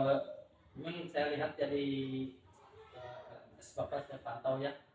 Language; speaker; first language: Indonesian; native; Indonesian